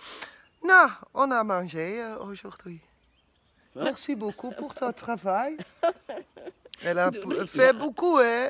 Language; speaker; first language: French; non-native, learner; Dutch